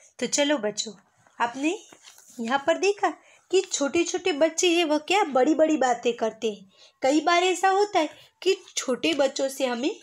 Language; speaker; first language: Hindi; non-native, local second language; Gujarati